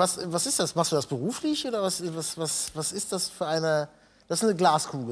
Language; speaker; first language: German; native; German